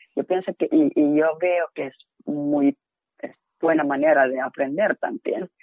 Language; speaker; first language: Spanish; non-native, fluent; Finnish